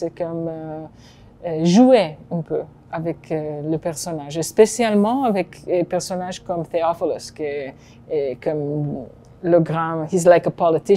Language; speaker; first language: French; non-native, fluent; Hebrew